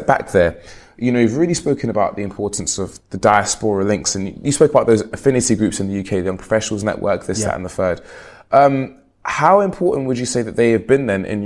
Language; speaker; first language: English; native; English